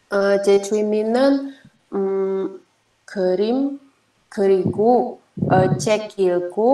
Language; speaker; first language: Korean; non-native, learner; Indonesian